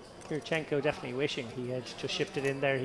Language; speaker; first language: English; native; English